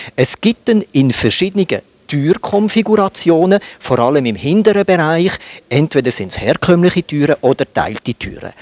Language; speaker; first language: German; native; German